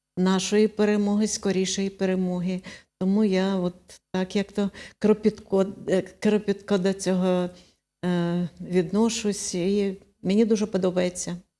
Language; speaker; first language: Ukrainian; non-native, local second language; Russian